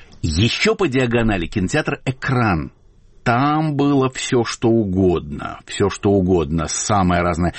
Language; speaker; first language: Russian; native; Russian